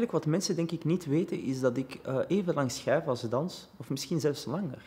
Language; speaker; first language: Dutch; early bilingual, other home language; Arabic